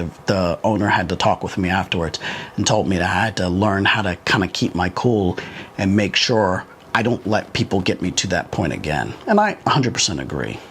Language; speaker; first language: English; native; English